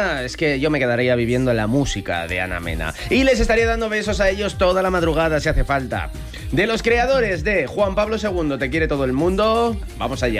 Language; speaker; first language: Spanish; native; Spanish